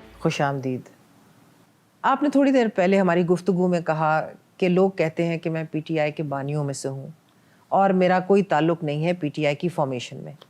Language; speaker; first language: Urdu; non-native, local second language; Punjabi